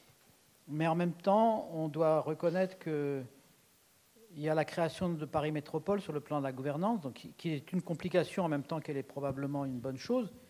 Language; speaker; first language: French; native; French